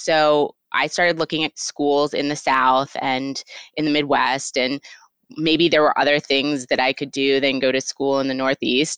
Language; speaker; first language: English; native; English